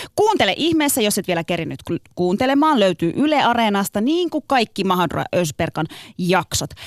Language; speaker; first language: Finnish; early bilingual, other home language; Turkish